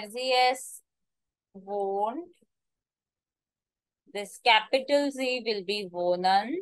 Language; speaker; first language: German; non-native, fluent; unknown